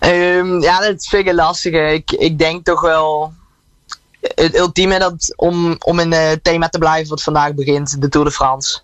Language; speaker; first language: Dutch; native; Dutch